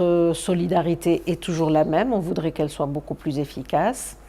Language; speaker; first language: French; non-native, local second language; Arabic